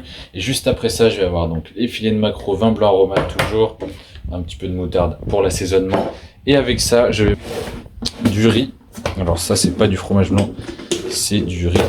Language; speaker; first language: French; native; French